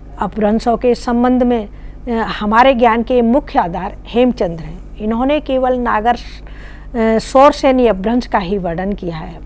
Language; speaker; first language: Hindi; native; Hindi